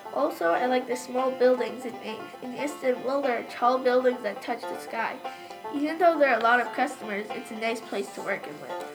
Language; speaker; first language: English; non-native, fluent; Turkish